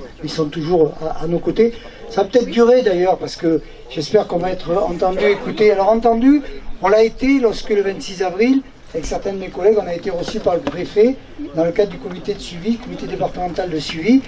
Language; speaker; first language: French; native; French